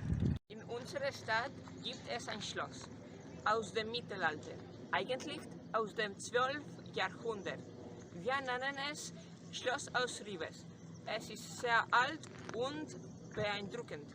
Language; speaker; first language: German; non-native, learner; Catalan